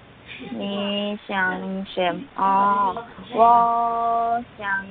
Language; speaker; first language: Chinese; non-native, learner; Korean